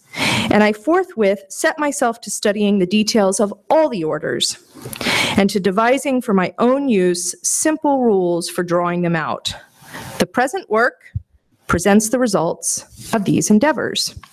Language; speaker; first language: English; native; English